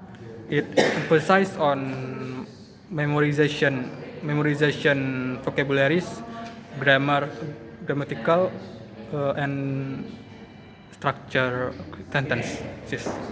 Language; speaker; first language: English; non-native, learner; Indonesian